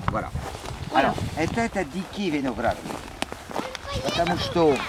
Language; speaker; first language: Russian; non-native, learner; French